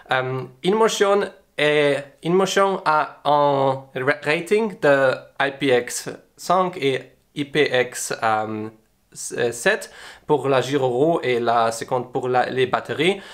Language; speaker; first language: French; non-native, learner; English